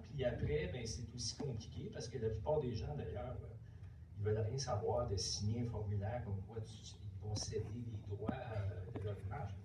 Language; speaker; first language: French; native; French